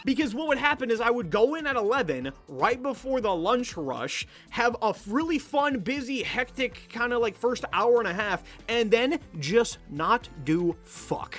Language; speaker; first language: English; native; English